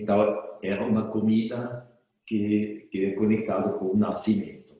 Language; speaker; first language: Portuguese; non-native, fluent; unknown